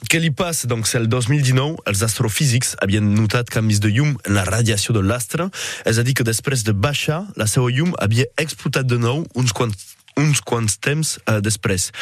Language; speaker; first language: Catalan; non-native, local second language; French